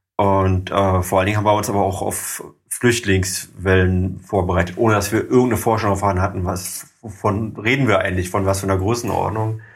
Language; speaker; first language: German; native; German